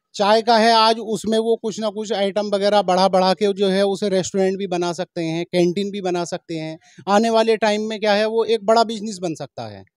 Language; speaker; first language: Hindi; native; Hindi